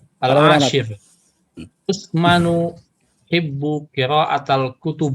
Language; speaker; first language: Arabic; non-native, learner; Indonesian